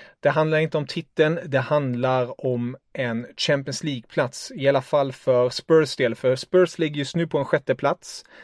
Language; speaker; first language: Swedish; non-native, fluent; German